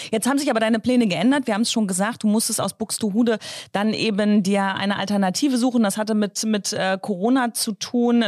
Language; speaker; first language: German; native; German